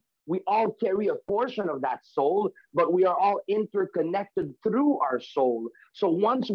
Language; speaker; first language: English; non-native, fluent; French